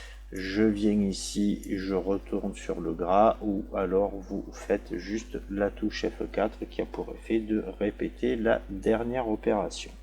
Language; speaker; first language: French; native; French